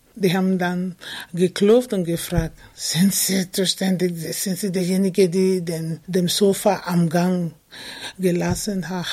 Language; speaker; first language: German; non-native, fluent; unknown